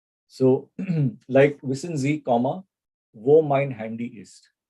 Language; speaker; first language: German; non-native, fluent; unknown